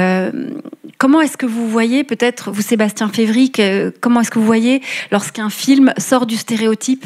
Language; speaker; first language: French; native; French